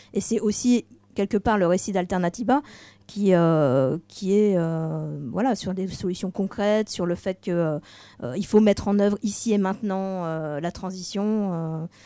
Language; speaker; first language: French; native; French